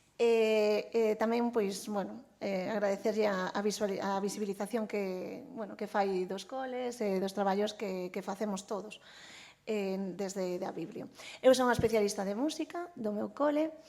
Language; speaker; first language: Galician; non-native, local second language; Spanish